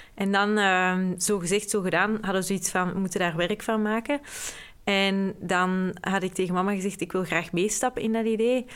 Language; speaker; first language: Dutch; native; Dutch